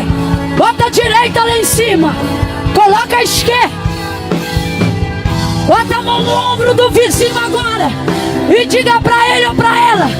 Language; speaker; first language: Portuguese; native; Portuguese